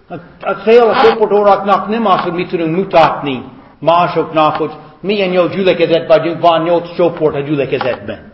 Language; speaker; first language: Hungarian; non-native, fluent; English